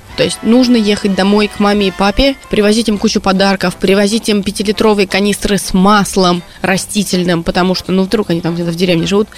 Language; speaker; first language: Russian; native; Russian